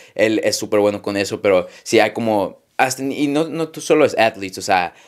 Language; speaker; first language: Spanish; early bilingual, heritage; Spanish